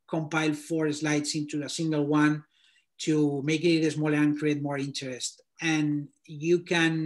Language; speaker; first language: English; non-native, fluent; Spanish